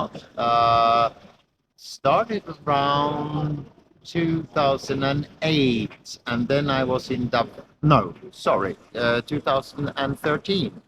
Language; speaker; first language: English; non-native, fluent; Norwegian